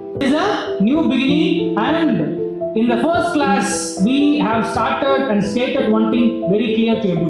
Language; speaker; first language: English; non-native, local second language; Tamil